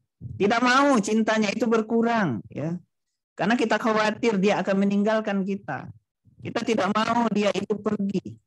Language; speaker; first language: Indonesian; non-native, local second language; Minangkabau